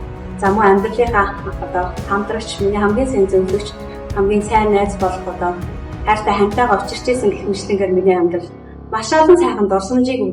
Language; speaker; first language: Mongolian; native; Mongolian